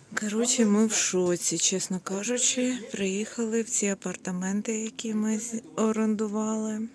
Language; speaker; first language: Ukrainian; native; Ukrainian